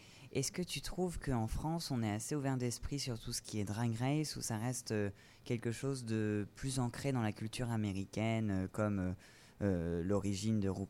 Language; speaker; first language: French; native; French